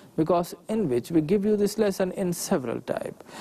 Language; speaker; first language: English; non-native, local second language; Urdu